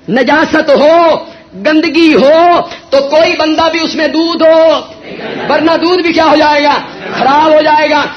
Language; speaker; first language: Urdu; non-native, local second language; Punjabi